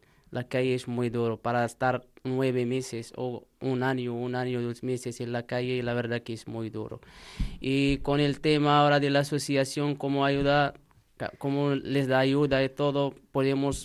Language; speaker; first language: Spanish; non-native, learner; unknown